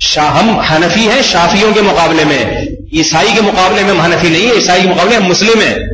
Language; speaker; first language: Urdu; native; Urdu